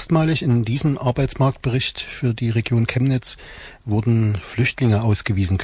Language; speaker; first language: German; native; German